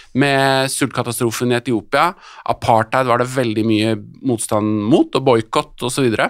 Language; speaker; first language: Norwegian; native; Norwegian